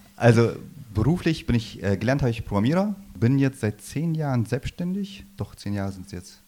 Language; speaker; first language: German; early bilingual, other home language; Low German